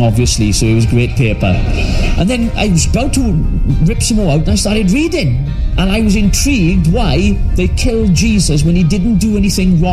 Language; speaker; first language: English; native; English